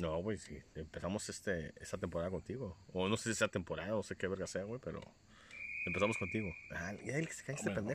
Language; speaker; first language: Spanish; native; Spanish